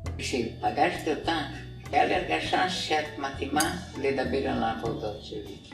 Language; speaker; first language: Hebrew; non-native, fluent; Portuguese